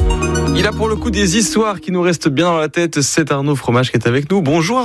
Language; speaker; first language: French; native; French